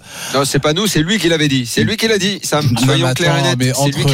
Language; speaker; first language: French; native; French